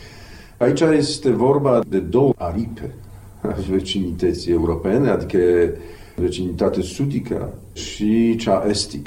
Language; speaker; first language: Romanian; non-native, fluent; Polish